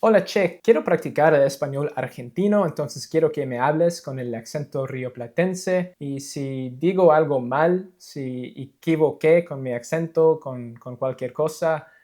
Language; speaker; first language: Spanish; non-native, learner; English